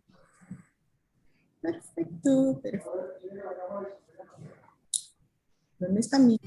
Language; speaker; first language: Spanish; non-native, fluent; Indonesian